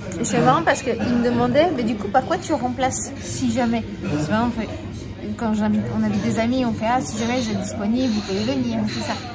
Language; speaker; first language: French; native; French